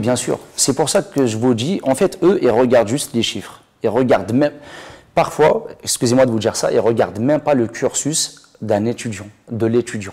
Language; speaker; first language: French; non-native, local second language; Arabic